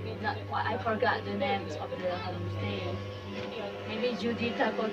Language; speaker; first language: English; non-native, learner; Indonesian